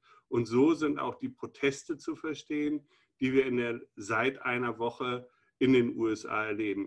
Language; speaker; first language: German; native; German